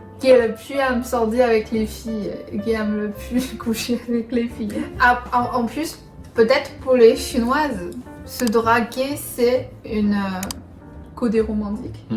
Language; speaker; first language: French; non-native, fluent; Chinese